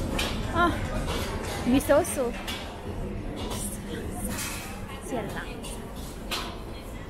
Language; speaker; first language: German; non-native, learner; Thai